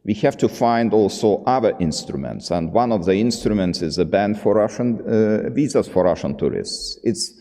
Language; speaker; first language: English; non-native, fluent; Lithuanian